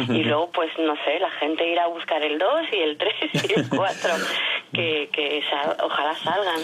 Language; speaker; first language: Spanish; non-native, fluent; French